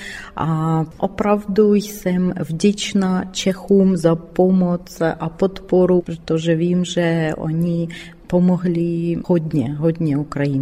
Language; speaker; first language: Czech; non-native, learner; Ukrainian